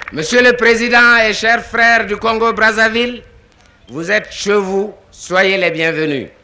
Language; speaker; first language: French; non-native, local second language; Bambara